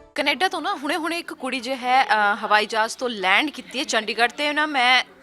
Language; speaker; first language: Punjabi; native; Punjabi